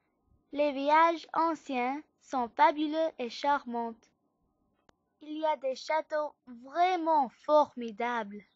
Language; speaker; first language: French; non-native, learner; English